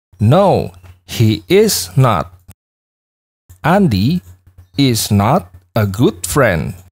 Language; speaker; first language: English; non-native, fluent; Indonesian